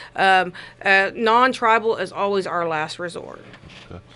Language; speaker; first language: English; native; English